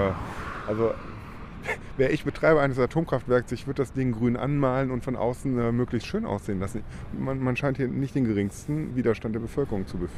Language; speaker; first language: German; native; German